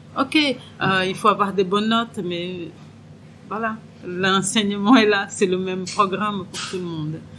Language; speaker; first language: French; non-native, fluent; Portuguese